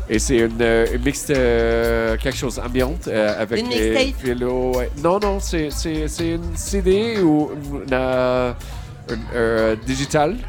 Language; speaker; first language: French; non-native, learner; English